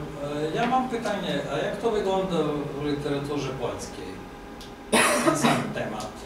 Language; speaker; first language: Polish; non-native, fluent; Serbian